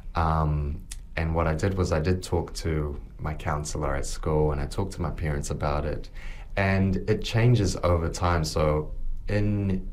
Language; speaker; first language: English; native; English